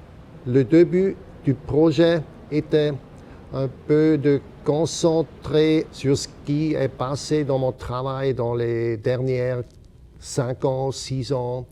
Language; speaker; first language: French; non-native, fluent; German